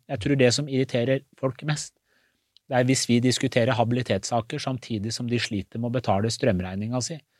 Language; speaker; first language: Norwegian; early bilingual, other home language; Persian